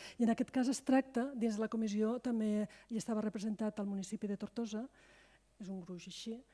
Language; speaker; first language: Catalan; native; Catalan